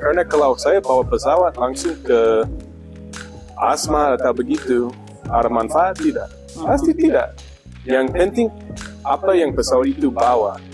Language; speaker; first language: Indonesian; non-native, fluent; English